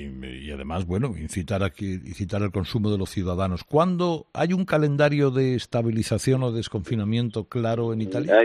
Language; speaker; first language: Spanish; native; Spanish